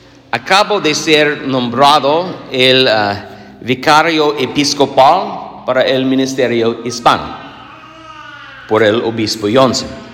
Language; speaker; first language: Spanish; non-native, fluent; English